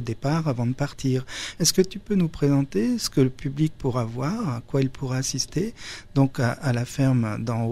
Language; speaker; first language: French; native; French